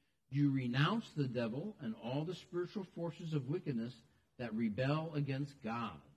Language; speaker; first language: English; native; English